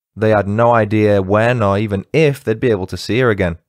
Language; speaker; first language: English; native; English